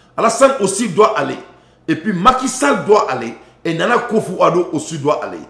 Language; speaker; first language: French; non-native, local second language; Bambara